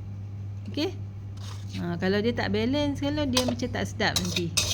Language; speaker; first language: Malay; native; Malay